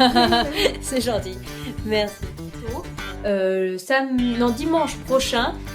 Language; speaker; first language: French; native; French